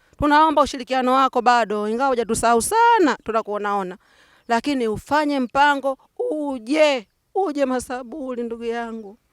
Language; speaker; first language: Swahili; native; Swahili